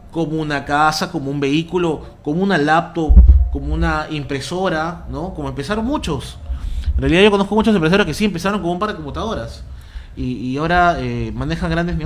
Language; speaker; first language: Spanish; native; Spanish